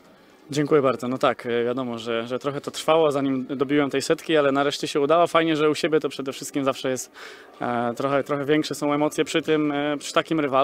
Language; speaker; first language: Polish; native; Polish